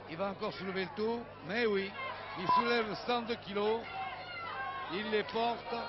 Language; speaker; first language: French; native; French